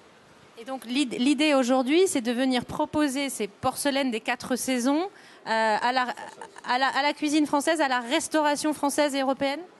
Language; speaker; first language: French; native; French